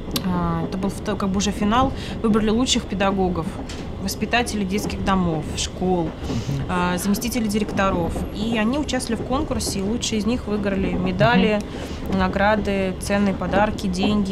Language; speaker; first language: Russian; native; Russian